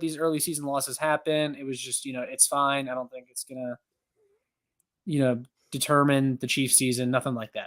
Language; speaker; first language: English; native; English